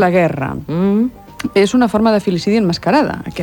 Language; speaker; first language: Catalan; native; Catalan